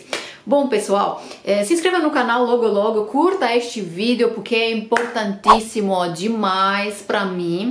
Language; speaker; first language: Portuguese; non-native, fluent; Romanian